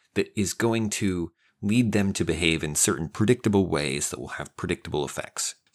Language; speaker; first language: English; native; English